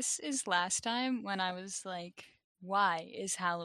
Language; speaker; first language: English; native; English